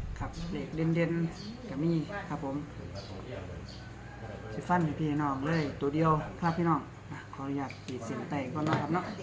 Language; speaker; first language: Thai; non-native, local second language; Lao